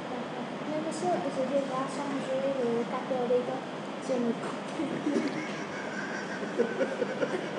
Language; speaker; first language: French; non-native, learner; Khmer